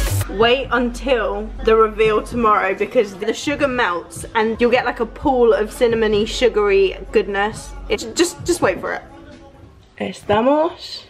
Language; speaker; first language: English; early bilingual, other home language; Spanish